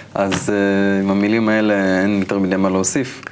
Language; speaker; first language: Hebrew; native; Hebrew